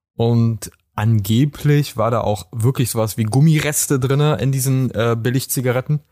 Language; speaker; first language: German; native; German